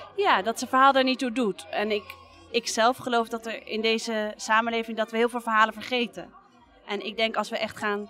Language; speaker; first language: Dutch; native; Dutch